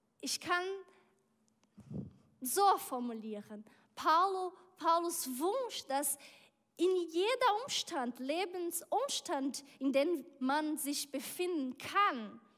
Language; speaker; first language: German; non-native, learner; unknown